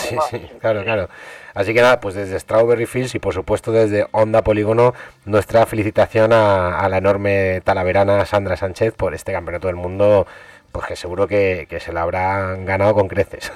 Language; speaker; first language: Spanish; native; Spanish